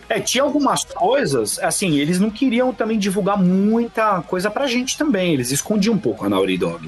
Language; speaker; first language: Portuguese; native; Portuguese